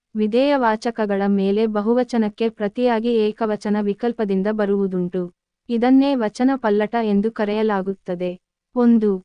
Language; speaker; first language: Kannada; native; Kannada